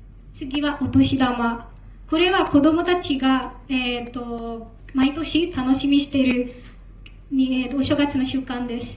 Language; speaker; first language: Japanese; non-native, learner; Marathi